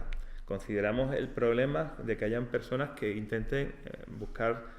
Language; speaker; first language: Spanish; native; Spanish